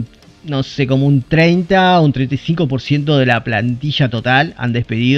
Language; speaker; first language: Spanish; native; Spanish